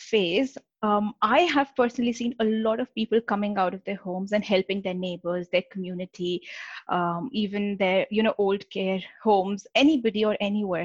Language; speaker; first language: English; non-native, local second language; Hindi